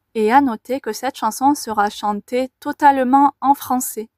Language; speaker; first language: French; native; French